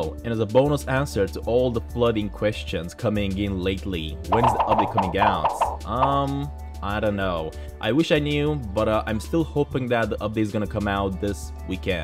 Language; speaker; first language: English; non-native, fluent; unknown